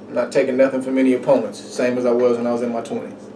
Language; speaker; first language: English; native; English